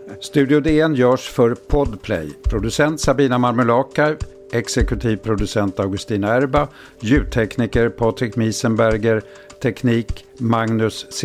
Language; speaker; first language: Swedish; native; Swedish